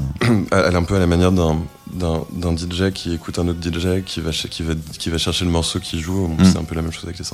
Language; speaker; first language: French; native; French